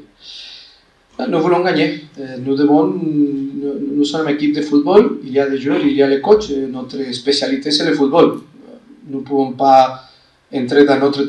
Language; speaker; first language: French; non-native, fluent; Spanish